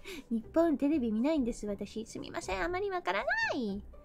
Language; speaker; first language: Japanese; non-native, fluent; English